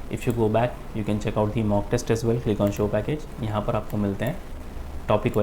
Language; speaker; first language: Hindi; native; Hindi